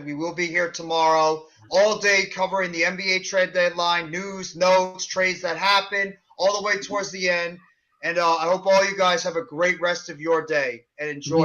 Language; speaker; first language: English; native; English